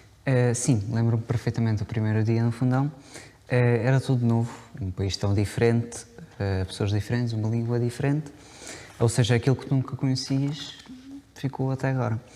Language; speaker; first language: Portuguese; non-native, fluent; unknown